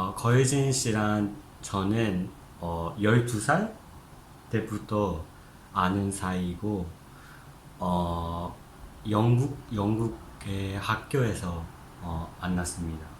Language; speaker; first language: Korean; non-native, fluent; Japanese